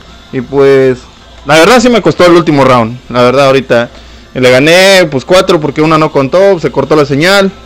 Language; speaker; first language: Spanish; native; Spanish